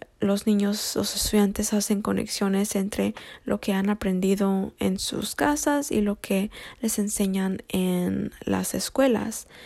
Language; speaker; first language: Spanish; early bilingual, heritage; Spanish